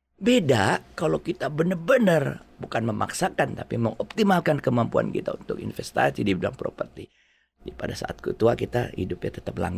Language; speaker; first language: Indonesian; native; Indonesian